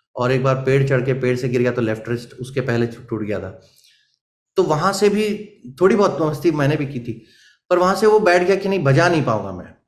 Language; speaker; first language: Hindi; native; Hindi